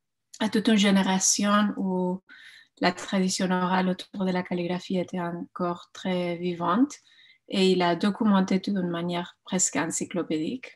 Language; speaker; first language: French; non-native, fluent; Spanish